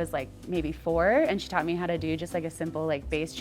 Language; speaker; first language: English; native; English